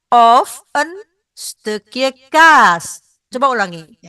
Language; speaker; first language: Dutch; non-native, fluent; Indonesian